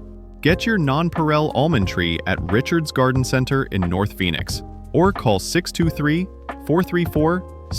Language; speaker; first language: English; native; English